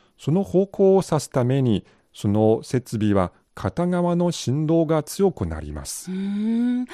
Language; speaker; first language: Japanese; non-native, fluent; Chinese